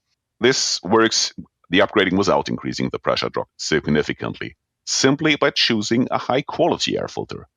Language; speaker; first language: English; non-native, fluent; German